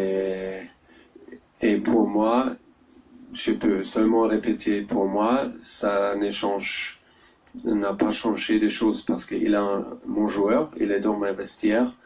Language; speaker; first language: French; non-native, learner; German